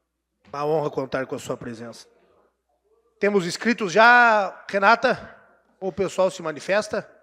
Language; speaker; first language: Portuguese; native; Portuguese